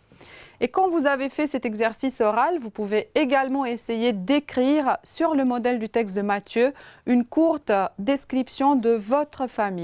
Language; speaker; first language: French; non-native, fluent; Romanian